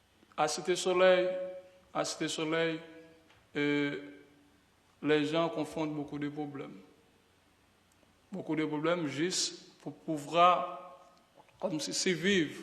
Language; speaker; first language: French; non-native, local second language; Haitian Creole